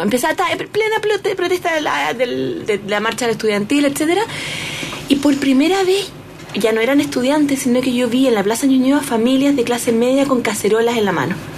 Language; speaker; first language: Spanish; native; Spanish